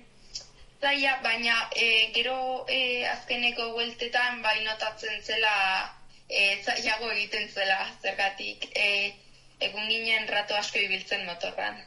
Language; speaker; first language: Basque; non-native, local second language; Spanish